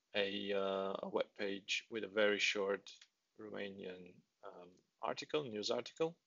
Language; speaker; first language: English; non-native, fluent; Romanian